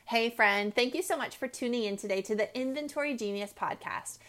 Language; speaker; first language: English; native; English